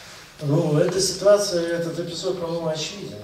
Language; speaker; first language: Russian; native; Russian